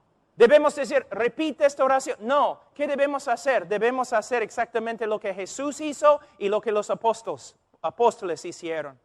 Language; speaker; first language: Spanish; non-native, fluent; English